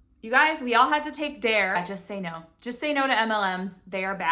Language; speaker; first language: English; native; English